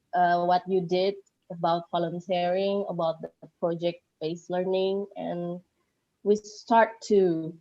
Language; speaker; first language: English; non-native, learner; Indonesian